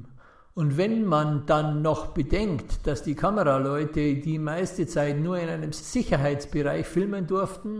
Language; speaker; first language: German; native; German